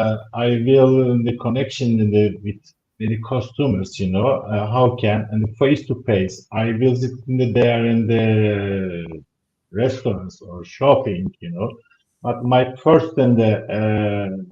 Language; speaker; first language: English; non-native, learner; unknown